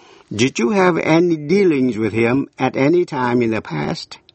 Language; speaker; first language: English; non-native, fluent; Vietnamese